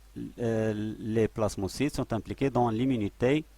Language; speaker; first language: French; non-native, local second language; Arabic